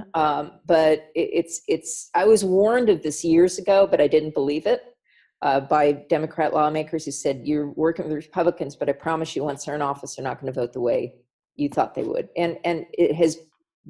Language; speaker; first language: English; native; English